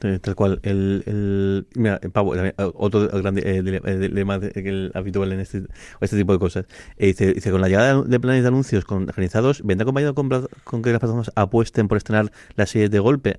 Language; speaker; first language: Spanish; native; Spanish